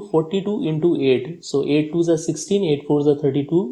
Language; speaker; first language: English; non-native, local second language; Nepali